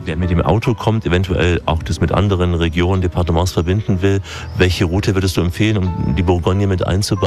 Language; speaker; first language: German; native; German